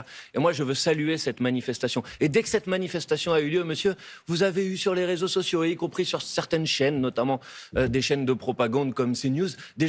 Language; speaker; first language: French; native; French